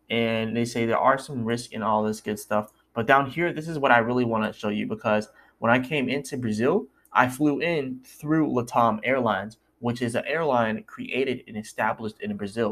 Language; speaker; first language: English; native; English